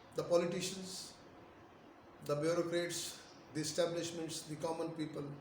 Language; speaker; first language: English; non-native, local second language; Urdu